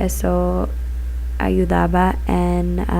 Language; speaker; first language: Spanish; non-native, learner; English